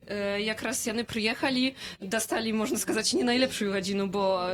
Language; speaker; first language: Polish; non-native, learner; Belarusian